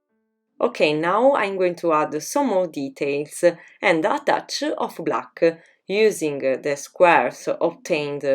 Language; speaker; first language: English; non-native, fluent; Italian